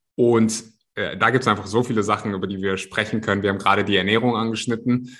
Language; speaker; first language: German; early bilingual, other home language; Russian